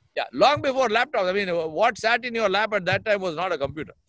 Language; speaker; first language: English; non-native, local second language; Urdu